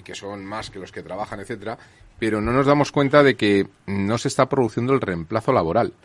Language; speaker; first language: Spanish; native; Spanish